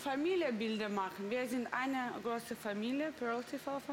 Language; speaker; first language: German; non-native, learner; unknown